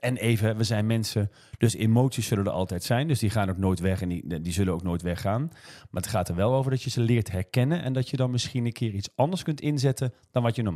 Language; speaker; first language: Dutch; native; Dutch